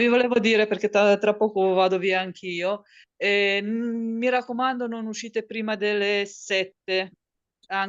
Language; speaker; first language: Italian; native; Italian